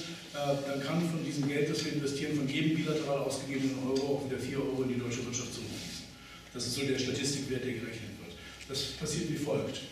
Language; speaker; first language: German; native; German